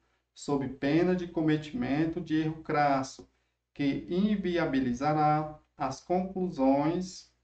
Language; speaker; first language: Portuguese; native; Portuguese